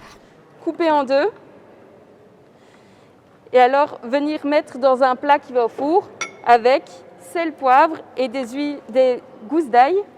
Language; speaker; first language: French; native; French